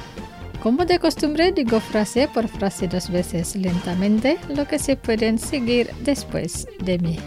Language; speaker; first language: Spanish; non-native, fluent; Indonesian